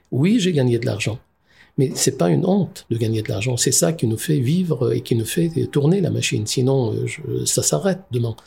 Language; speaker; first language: French; non-native, local second language; Arabic